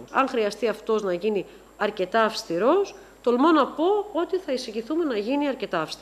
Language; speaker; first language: Greek; native; Greek